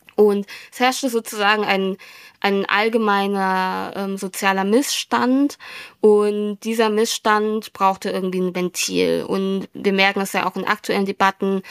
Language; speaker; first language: German; early bilingual, other home language; Vietnamese